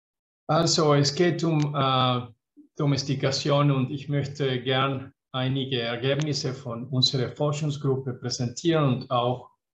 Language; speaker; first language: German; non-native, fluent; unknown